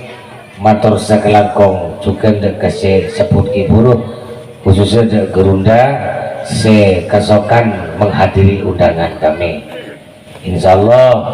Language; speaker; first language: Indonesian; non-native, local second language; Madurese